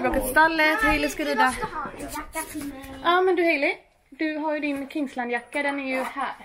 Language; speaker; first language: Swedish; native; Swedish